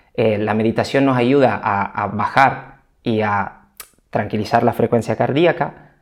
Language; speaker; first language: Spanish; non-native, fluent; Italian